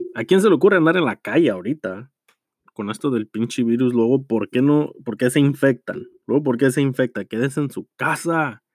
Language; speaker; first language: Spanish; early bilingual, heritage; Spanish